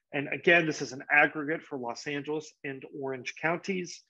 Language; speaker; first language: English; native; English